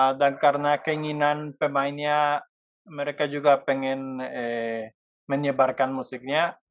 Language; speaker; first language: Indonesian; non-native, fluent; Spanish